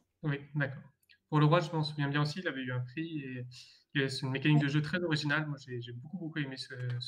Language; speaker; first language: French; native; French